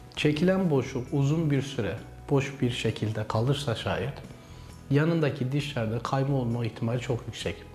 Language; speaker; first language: Turkish; native; Turkish